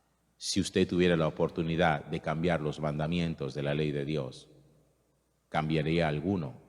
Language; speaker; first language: Spanish; native; Spanish